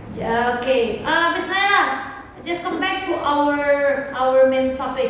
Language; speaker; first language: English; non-native, learner; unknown